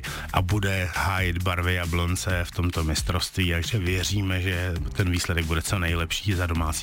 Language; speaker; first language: Czech; native; Czech